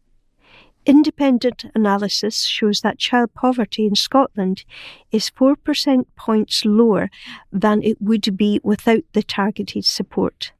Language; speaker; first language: English; native; English